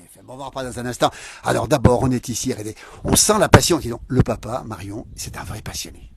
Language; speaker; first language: French; native; French